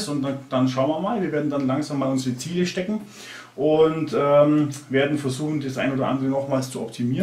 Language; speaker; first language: German; native; German